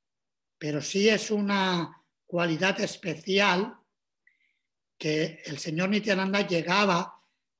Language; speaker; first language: Spanish; native; Spanish